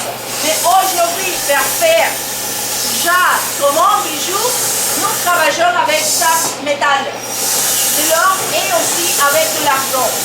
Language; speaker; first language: French; non-native, learner; Spanish